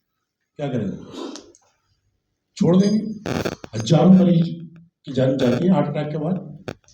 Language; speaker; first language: Hindi; native; Hindi